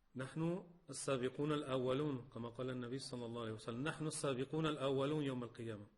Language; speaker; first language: Arabic; non-native, fluent; Spanish